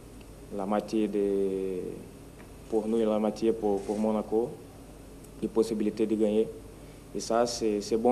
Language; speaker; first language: French; non-native, fluent; Portuguese